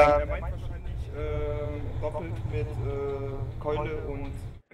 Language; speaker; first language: German; native; German